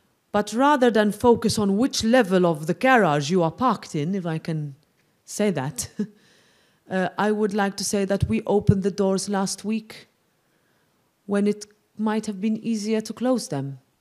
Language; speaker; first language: English; non-native, local second language; Maltese